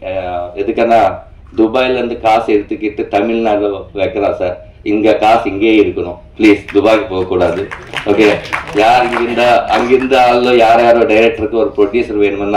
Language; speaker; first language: Tamil; non-native, learner; Telugu